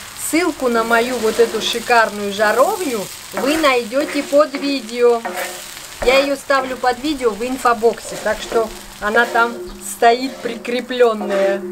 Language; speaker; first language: Russian; non-native, local second language; Armenian